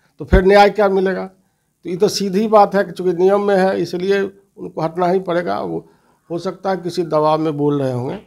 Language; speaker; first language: Hindi; native; Hindi